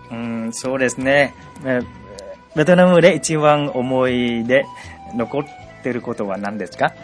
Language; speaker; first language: Japanese; non-native, learner; Vietnamese